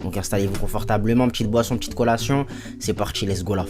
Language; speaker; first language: French; native; French